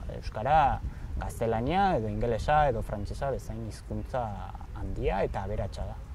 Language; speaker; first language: Basque; non-native, local second language; Spanish